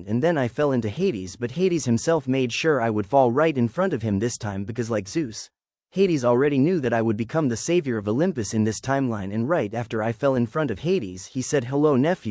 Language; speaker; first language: English; native; English